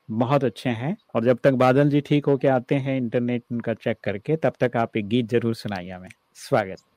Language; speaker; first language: Hindi; native; Hindi